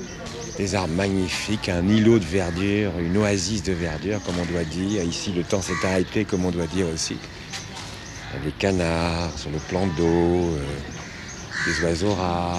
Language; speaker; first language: French; native; French